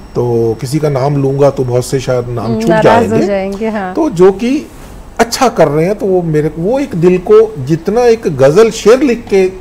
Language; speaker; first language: Hindi; native; Hindi